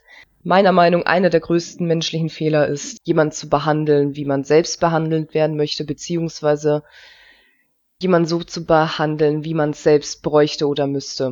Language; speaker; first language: German; native; German